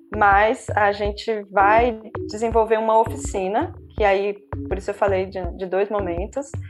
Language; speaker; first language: Portuguese; native; Portuguese